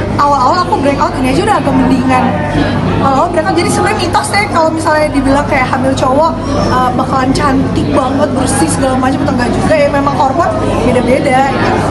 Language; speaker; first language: Indonesian; native; Indonesian